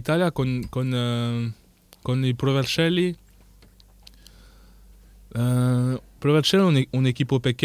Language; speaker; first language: Spanish; non-native, learner; French